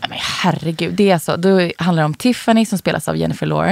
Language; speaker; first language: Swedish; native; Swedish